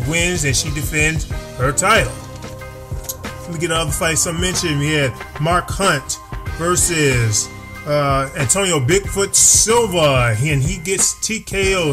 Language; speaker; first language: English; native; English